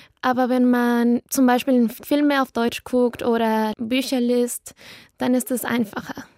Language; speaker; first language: German; non-native, learner; Spanish